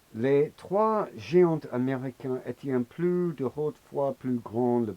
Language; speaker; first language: French; non-native, learner; English